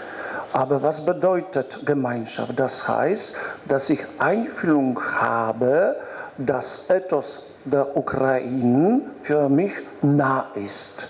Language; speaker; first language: German; non-native, fluent; Polish